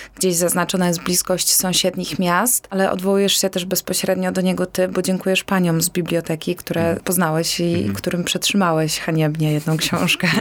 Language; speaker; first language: Polish; native; Polish